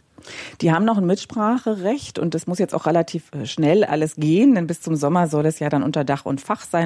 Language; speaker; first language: German; native; German